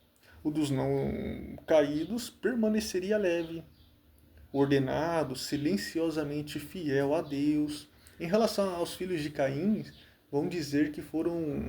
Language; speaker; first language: Portuguese; native; Portuguese